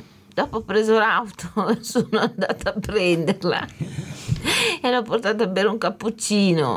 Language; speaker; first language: Italian; native; Italian